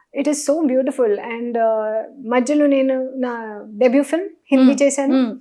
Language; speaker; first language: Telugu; non-native, learner; Hindi